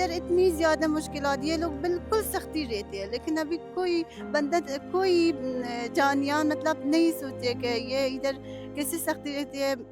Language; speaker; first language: Hindi; non-native, learner; Persian